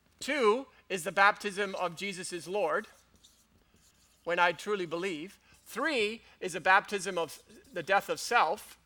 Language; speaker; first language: English; native; English